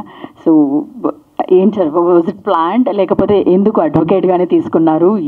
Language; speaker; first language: Telugu; native; Telugu